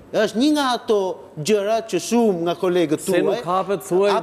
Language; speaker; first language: Albanian; native; Albanian